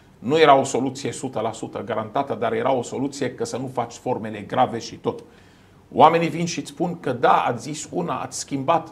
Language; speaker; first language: Romanian; non-native, fluent; Arabic